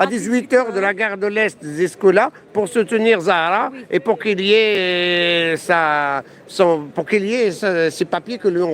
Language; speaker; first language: French; native; French